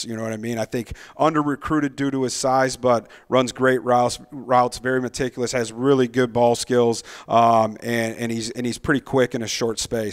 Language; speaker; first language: English; native; English